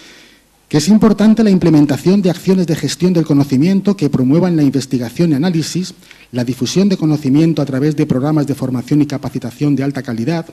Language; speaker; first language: Spanish; native; Spanish